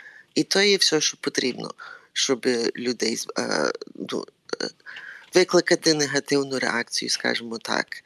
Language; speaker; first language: Ukrainian; early bilingual, heritage; Ukrainian